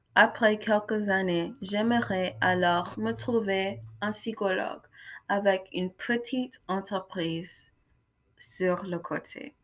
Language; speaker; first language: French; non-native, learner; English